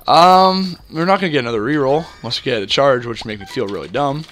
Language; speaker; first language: English; native; English